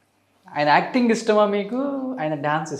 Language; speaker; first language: Telugu; native; Telugu